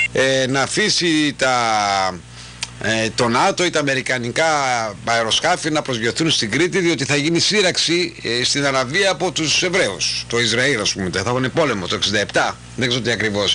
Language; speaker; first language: Greek; native; Greek